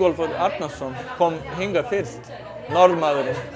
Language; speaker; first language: Icelandic; non-native, fluent; Portuguese